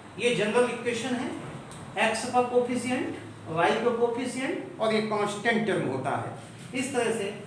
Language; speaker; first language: Hindi; native; Hindi